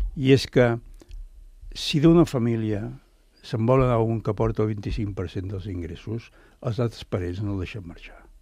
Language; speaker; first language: Catalan; native; Catalan